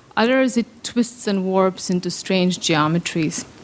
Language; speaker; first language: English; early bilingual, other home language; Serbian